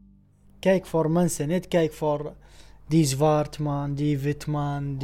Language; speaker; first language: Dutch; non-native, learner; Arabic